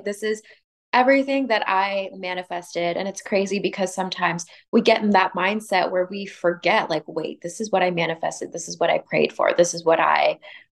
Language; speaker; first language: English; native; English